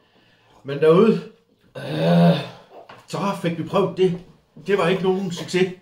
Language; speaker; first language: Danish; native; Danish